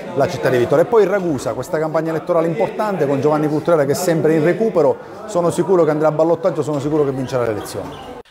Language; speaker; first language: Italian; native; Italian